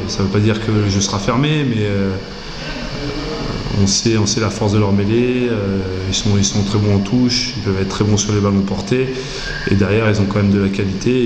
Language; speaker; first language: French; native; French